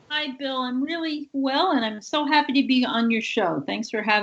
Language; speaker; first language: English; native; English